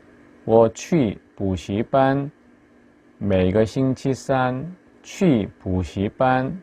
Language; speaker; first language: Chinese; non-native, fluent; Korean